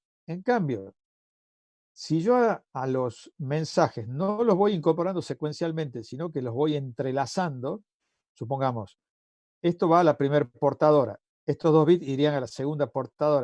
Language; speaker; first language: Spanish; native; Spanish